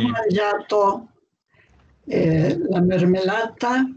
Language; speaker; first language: Italian; non-native, learner; Spanish